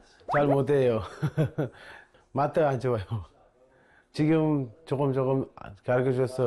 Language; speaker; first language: Korean; non-native, learner; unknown